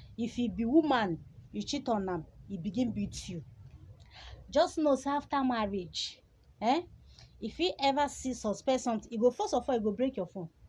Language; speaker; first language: Nigerian Pidgin; non-native, local second language; Igbo